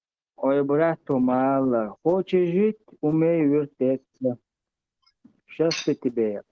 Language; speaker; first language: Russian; non-native, local second language; Chechen